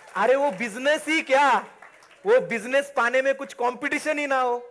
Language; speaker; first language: Hindi; non-native, local second language; Marathi